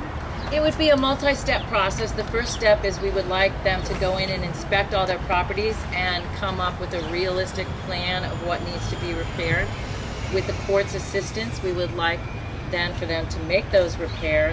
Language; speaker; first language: English; native; English